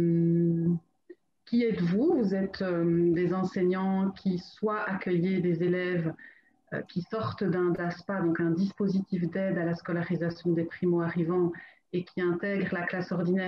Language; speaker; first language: French; native; French